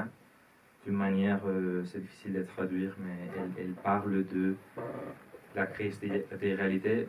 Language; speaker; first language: French; non-native, learner; Spanish